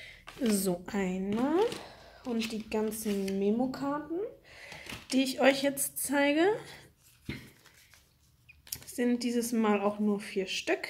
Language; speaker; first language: German; native; German